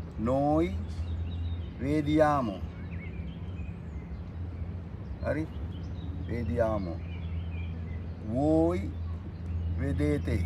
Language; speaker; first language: Italian; non-native, fluent; Sinhala